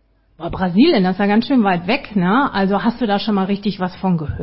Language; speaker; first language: German; native; German